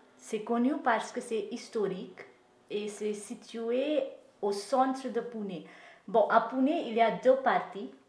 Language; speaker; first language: French; non-native, fluent; Marathi